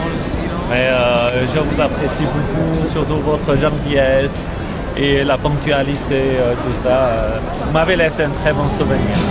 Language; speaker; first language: French; non-native, fluent; Chinese